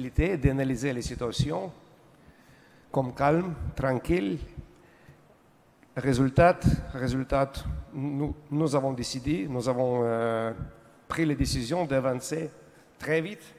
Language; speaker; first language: French; non-native, learner; Russian